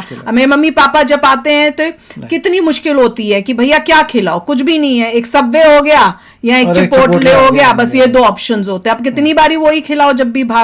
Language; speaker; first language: Hindi; native; Hindi